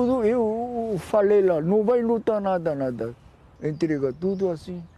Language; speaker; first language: Portuguese; non-native, learner; Korean